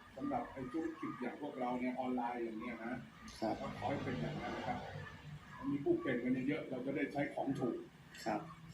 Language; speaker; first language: Thai; native; Thai